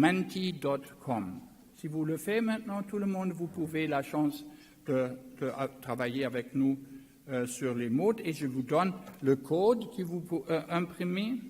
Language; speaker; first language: French; non-native, learner; German